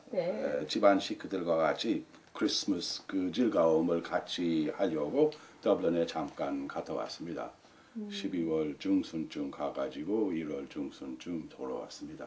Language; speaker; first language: Korean; non-native, fluent; English